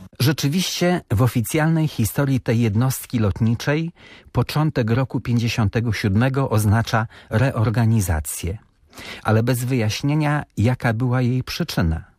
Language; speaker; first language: Polish; native; Polish